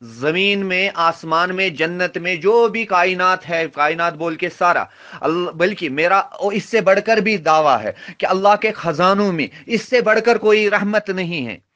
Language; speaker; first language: Hindi; native; Hindi